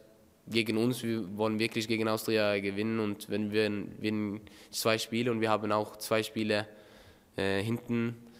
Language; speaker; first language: German; non-native, learner; Norwegian